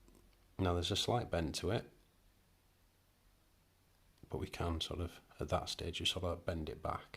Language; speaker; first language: English; native; English